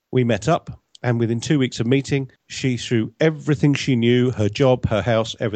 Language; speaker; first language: English; native; English